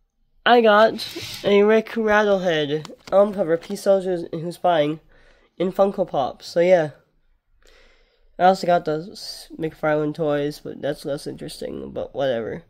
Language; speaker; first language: English; native; English